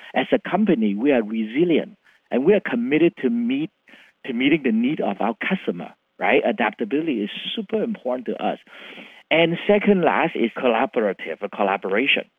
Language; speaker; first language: English; non-native, fluent; Vietnamese